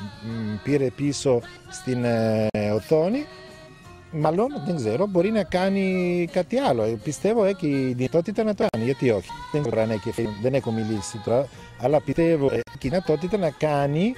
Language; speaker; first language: Greek; non-native, fluent; Italian